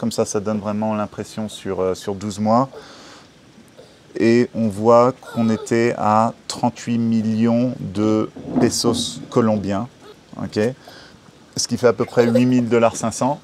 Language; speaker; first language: French; native; French